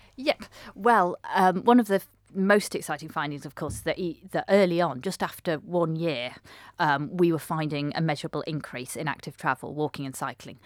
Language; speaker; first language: English; native; English